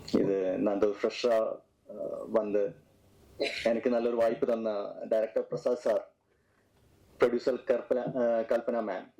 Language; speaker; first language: Tamil; non-native, learner; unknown